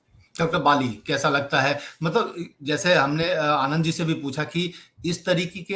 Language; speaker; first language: Hindi; native; Hindi